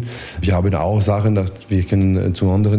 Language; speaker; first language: German; non-native, learner; French